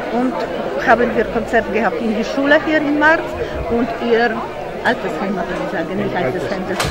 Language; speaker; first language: German; non-native, learner; Polish